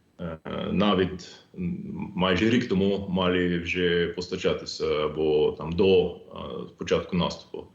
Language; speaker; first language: Ukrainian; non-native, fluent; English